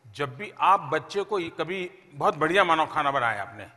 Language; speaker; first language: Hindi; native; Hindi